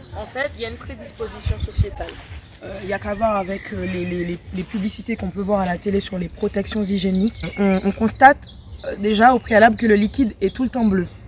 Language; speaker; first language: French; native; French